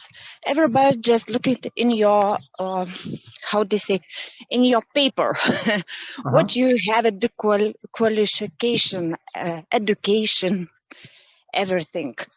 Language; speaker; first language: English; non-native, learner; Lithuanian